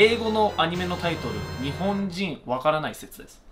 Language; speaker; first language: Japanese; early bilingual, other home language; English